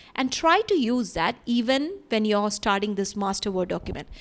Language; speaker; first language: English; non-native, local second language; Malayalam